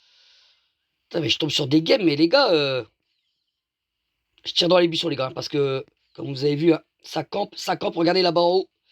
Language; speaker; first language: French; native; French